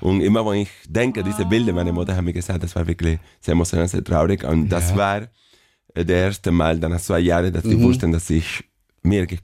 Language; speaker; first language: German; non-native, fluent; Spanish